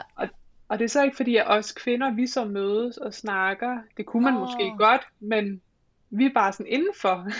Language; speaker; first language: Danish; early bilingual, other home language; English